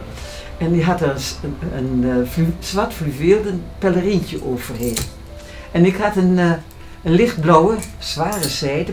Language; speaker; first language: Dutch; native; Dutch